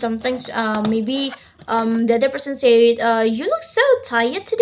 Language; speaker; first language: English; non-native, learner; Indonesian